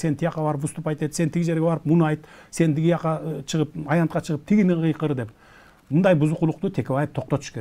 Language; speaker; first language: Kyrgyz; native; Kyrgyz